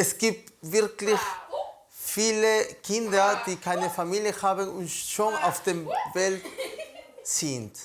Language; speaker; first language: German; non-native, fluent; Spanish